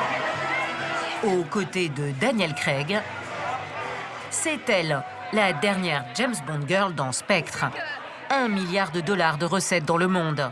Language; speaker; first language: French; native; French